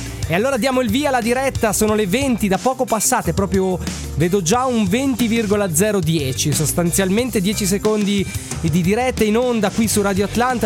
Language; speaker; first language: Italian; native; Italian